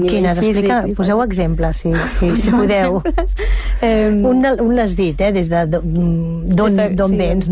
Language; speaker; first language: Catalan; native; Catalan